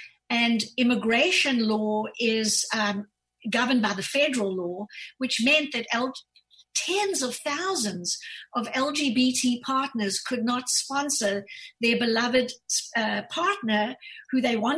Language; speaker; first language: English; native; English